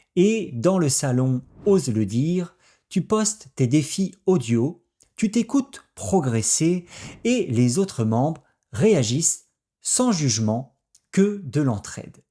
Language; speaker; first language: French; native; French